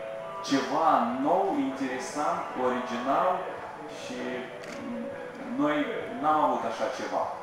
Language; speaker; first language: Romanian; non-native, local second language; Russian